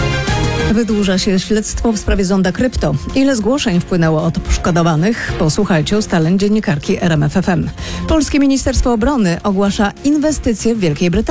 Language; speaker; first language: Polish; native; Polish